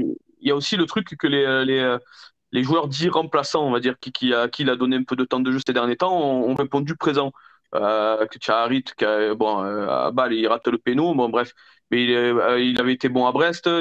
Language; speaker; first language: French; native; French